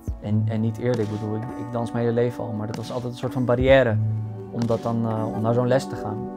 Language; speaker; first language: Dutch; early bilingual, other home language; Bosnian